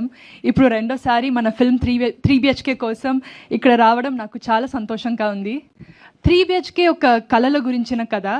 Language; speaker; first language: Telugu; non-native, learner; Tamil